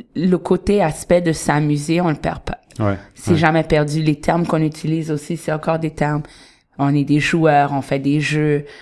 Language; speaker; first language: French; native; French